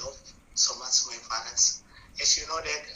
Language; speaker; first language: English; non-native, learner; Indonesian